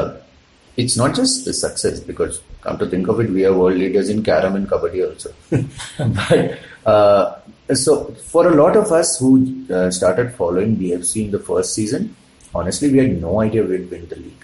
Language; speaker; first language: English; non-native, local second language; Malayalam